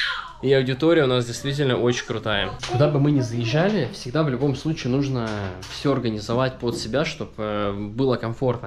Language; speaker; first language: Russian; native; Russian